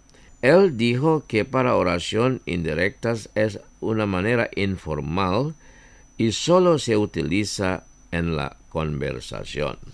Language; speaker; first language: Spanish; non-native, fluent; Indonesian